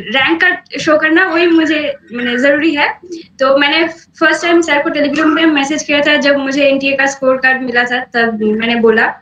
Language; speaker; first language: Hindi; non-native, local second language; Bangla